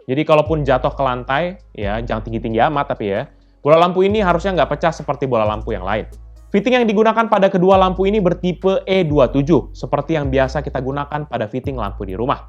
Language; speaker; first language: Indonesian; native; Indonesian